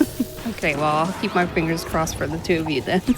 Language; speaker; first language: English; native; English